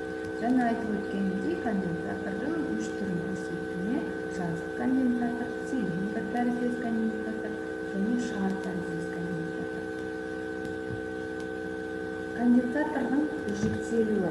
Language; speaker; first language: Kazakh; native; Kazakh